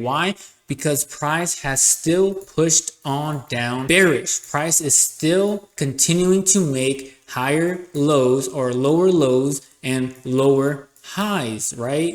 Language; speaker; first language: English; native; English